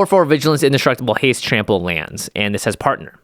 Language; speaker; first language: English; native; English